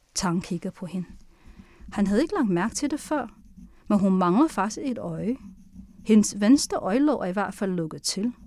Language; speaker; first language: Danish; early bilingual, other home language; Chinese